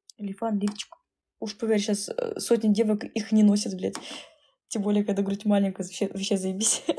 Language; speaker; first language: Russian; native; Russian